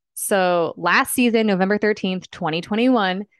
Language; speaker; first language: English; native; English